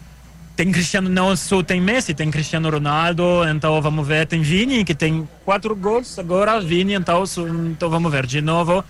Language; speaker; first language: Portuguese; non-native, fluent; French